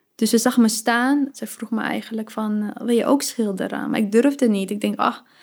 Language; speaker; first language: Dutch; early bilingual, other home language; Arabic